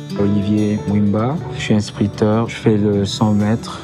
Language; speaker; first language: French; early bilingual, heritage; Lingala